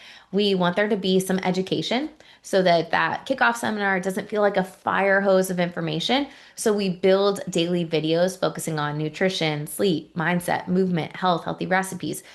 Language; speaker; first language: English; native; English